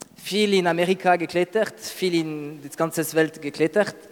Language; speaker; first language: German; non-native, learner; French